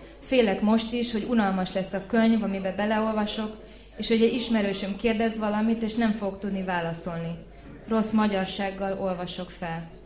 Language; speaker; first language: Hungarian; early bilingual, heritage; Hungarian